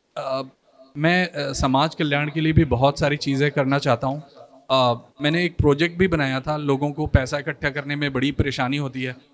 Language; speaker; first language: Hindi; native; Hindi